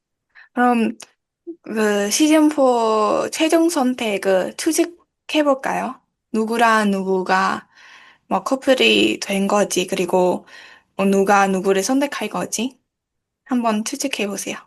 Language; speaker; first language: Korean; non-native, learner; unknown